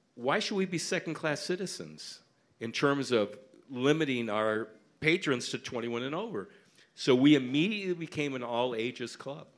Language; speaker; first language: English; native; English